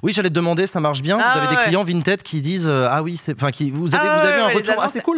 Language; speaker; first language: French; native; French